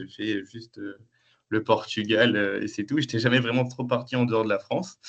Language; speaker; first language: French; native; French